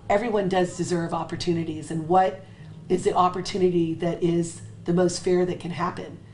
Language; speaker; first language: English; native; English